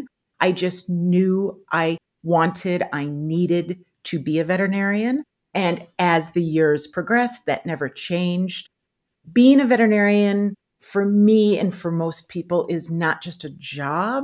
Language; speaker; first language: English; native; English